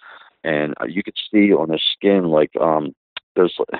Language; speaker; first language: English; native; English